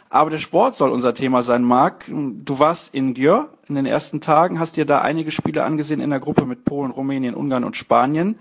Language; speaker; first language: German; native; German